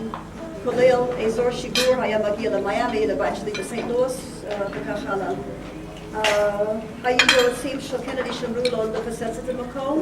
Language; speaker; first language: Hebrew; non-native, fluent; English